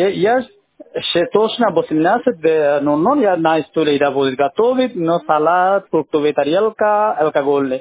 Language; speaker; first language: Russian; non-native, learner; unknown